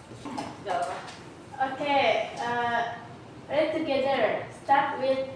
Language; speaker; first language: English; non-native, learner; Indonesian